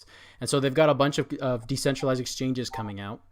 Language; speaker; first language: English; native; English